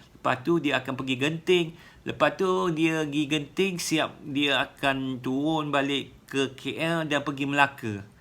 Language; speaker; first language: Malay; native; Malay